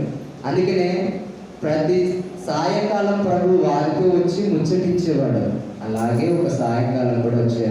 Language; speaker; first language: Telugu; native; Telugu